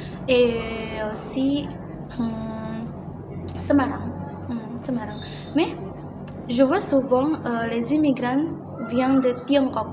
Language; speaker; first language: French; non-native, learner; Indonesian